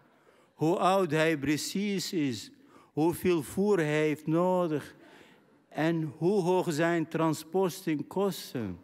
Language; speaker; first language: Dutch; non-native, fluent; Arabic